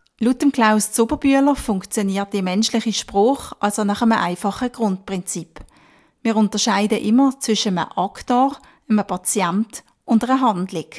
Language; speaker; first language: German; native; German